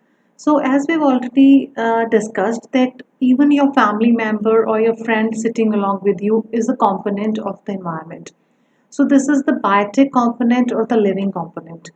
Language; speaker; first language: English; non-native, local second language; Punjabi